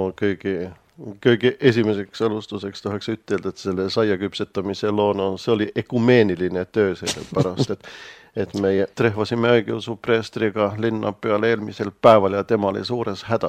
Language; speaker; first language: Estonian; non-native, fluent; Swedish